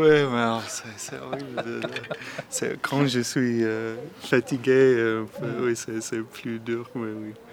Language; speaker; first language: French; non-native, learner; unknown